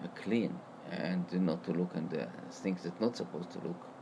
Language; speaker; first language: English; non-native, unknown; Hebrew